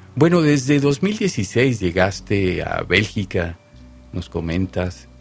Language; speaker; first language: Spanish; native; Spanish